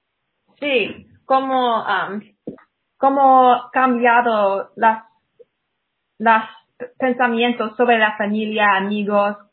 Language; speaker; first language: Spanish; non-native, fluent; English